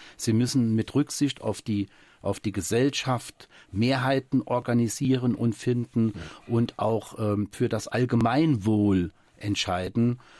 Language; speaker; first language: German; early bilingual, other home language; Italian